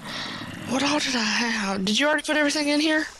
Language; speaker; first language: English; native; English